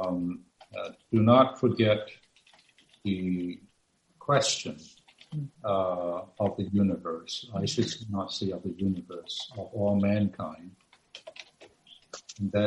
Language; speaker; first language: English; non-native, local second language; Cantonese